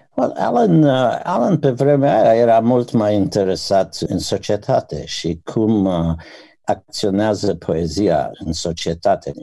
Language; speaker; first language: Romanian; native; Romanian